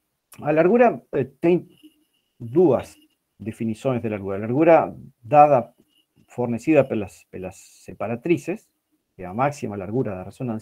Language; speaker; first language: Portuguese; non-native, fluent; Spanish